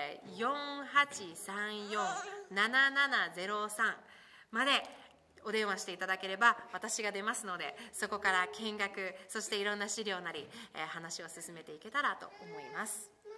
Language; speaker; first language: Japanese; early bilingual, other home language; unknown